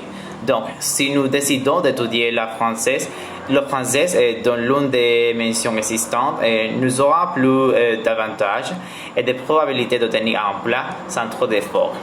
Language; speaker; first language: French; non-native, learner; Spanish